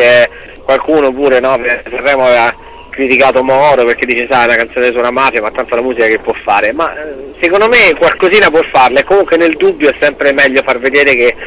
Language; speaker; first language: Italian; native; Italian